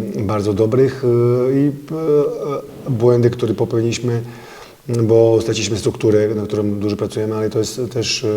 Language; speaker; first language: Polish; non-native, fluent; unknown